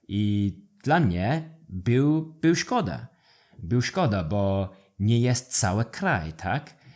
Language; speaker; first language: Polish; non-native, learner; English